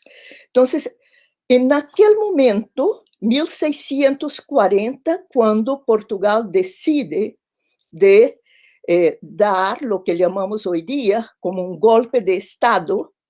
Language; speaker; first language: Spanish; non-native, fluent; Portuguese